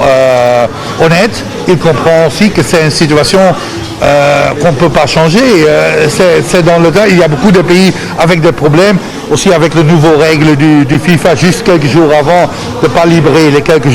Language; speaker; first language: French; non-native, fluent; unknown